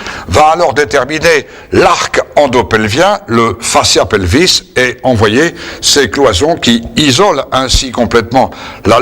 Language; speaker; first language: French; native; French